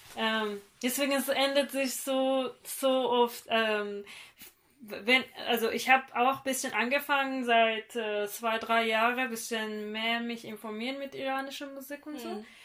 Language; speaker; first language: German; non-native, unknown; Persian